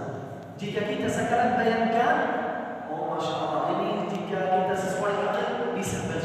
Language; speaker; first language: Indonesian; non-native, learner; Arabic